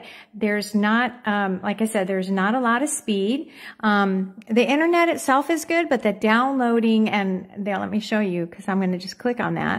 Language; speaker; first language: English; native; English